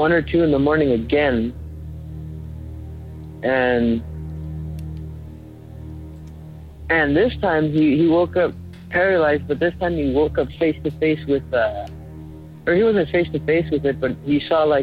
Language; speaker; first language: English; native; English